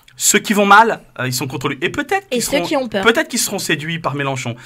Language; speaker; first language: French; native; French